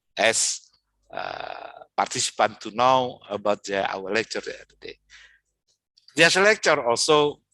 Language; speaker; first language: English; non-native, fluent; Indonesian